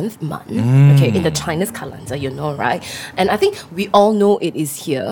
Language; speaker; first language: English; non-native, local second language; Chinese